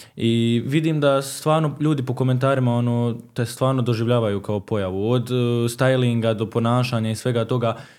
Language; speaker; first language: Croatian; native; Croatian